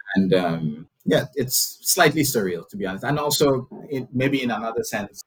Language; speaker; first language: English; non-native, local second language; Yoruba